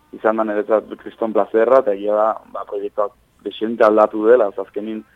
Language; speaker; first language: Basque; native; Basque